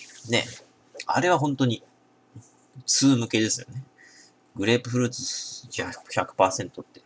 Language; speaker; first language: Japanese; native; Japanese